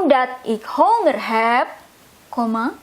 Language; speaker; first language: Dutch; non-native, fluent; Indonesian